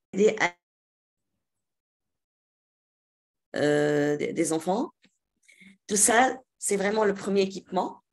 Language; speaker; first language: French; non-native, local second language; Arabic